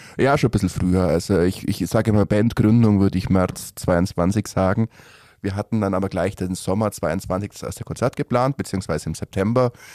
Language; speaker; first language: German; native; German